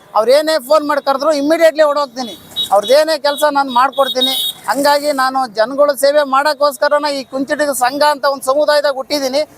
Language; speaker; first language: Kannada; native; Kannada